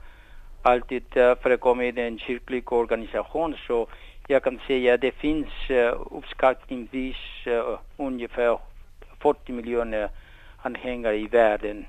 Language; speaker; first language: Swedish; non-native, fluent; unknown